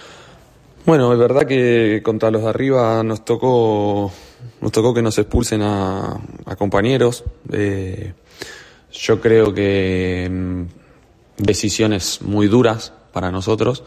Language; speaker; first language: Spanish; native; Spanish